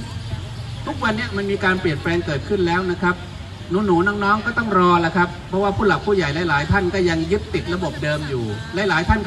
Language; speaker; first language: Thai; native; Thai